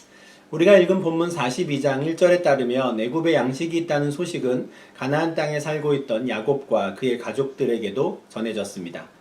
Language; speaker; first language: Korean; native; Korean